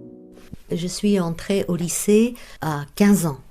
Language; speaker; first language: French; non-native, fluent; Czech